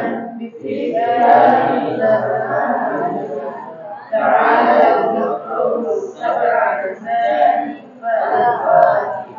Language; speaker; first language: Arabic; non-native, learner; Indonesian